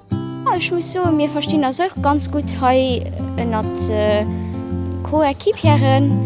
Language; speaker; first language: German; non-native, local second language; Luxembourgish